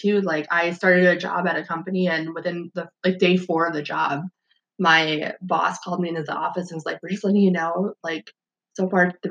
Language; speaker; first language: English; native; English